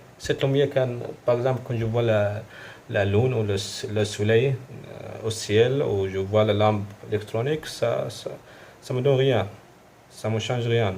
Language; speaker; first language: French; non-native, local second language; Arabic